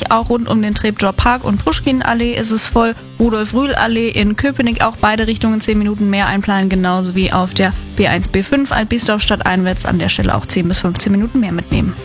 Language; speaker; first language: German; native; German